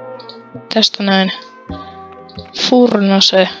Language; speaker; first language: Finnish; native; Finnish